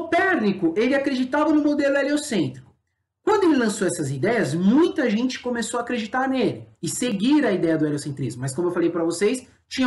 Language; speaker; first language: Portuguese; native; Portuguese